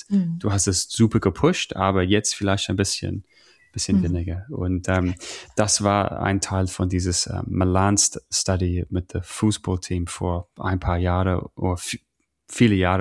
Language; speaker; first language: German; non-native, learner; English